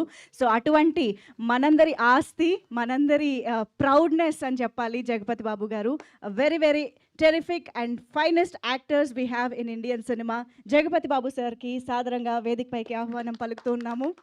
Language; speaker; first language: Telugu; native; Telugu